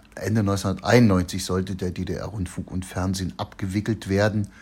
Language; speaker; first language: German; native; German